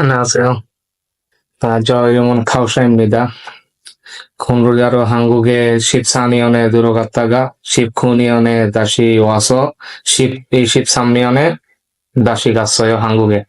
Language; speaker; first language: Korean; non-native, learner; Bangla